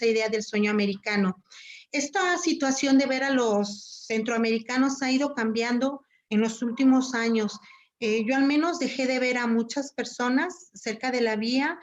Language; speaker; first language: Spanish; native; Spanish